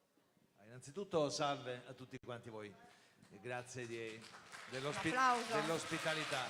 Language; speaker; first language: Italian; native; Italian